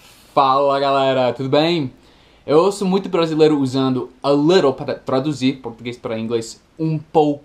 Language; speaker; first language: Portuguese; non-native, fluent; English